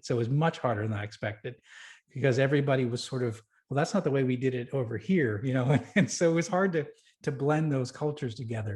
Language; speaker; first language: English; native; English